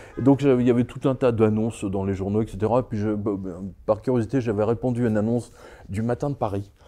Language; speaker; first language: French; early bilingual, other home language; Serbian